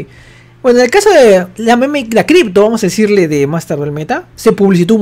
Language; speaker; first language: Spanish; native; Spanish